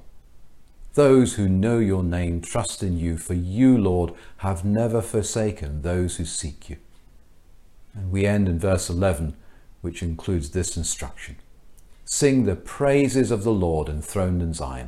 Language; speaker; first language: English; native; English